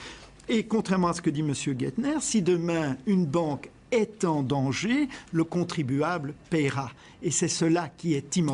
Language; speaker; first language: French; native; French